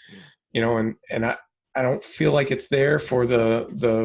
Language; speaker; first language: English; native; English